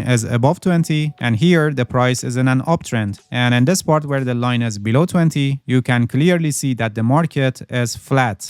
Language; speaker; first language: English; non-native, fluent; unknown